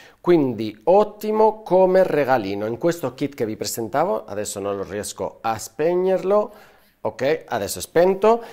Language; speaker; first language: Italian; non-native, fluent; Spanish